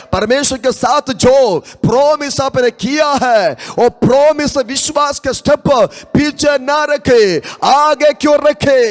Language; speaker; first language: Hindi; non-native, local second language; Malayalam